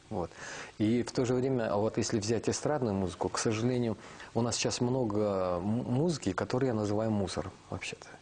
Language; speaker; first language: Russian; non-native, local second language; Kazakh